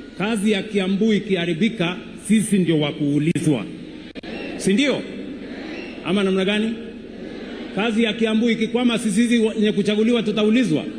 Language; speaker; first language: Swahili; non-native, local second language; Kalenjin